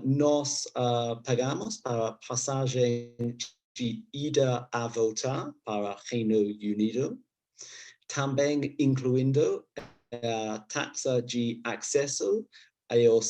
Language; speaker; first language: Portuguese; non-native, learner; English